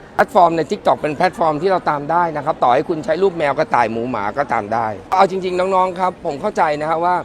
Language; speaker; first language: Thai; native; Thai